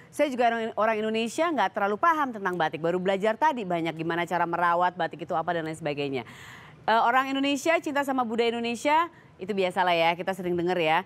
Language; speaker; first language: Indonesian; native; Indonesian